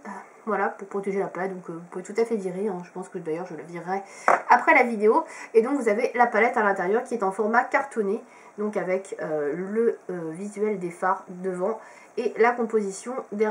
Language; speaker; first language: French; native; French